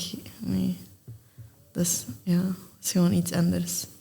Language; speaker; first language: Dutch; non-native, learner; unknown